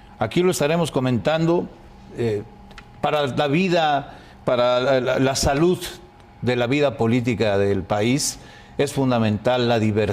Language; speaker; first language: Spanish; native; Spanish